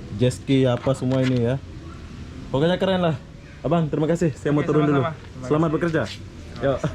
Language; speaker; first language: Indonesian; native; Indonesian